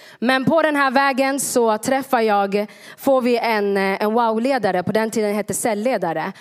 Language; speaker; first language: Swedish; early bilingual, other home language; Tigrinya